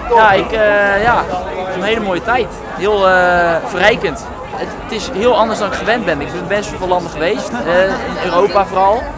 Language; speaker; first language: Dutch; native; Dutch